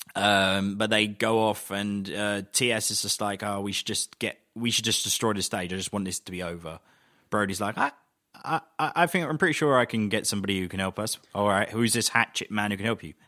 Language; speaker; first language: English; native; English